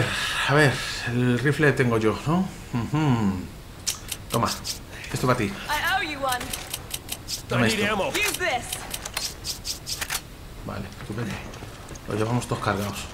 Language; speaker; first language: Spanish; native; Spanish